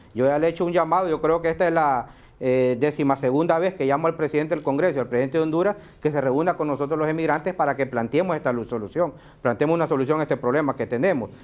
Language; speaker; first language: Spanish; native; Spanish